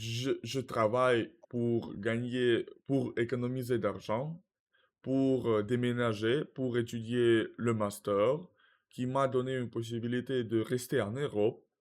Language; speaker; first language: French; non-native, learner; Russian